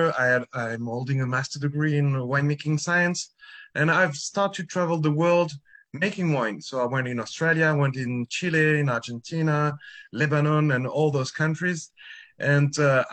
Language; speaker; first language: English; non-native, fluent; French